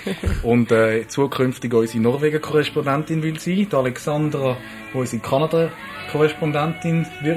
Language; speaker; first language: German; native; German